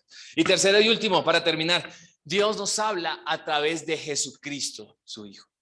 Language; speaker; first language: Spanish; native; Spanish